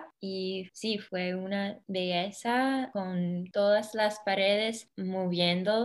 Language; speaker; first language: Spanish; early bilingual, heritage; English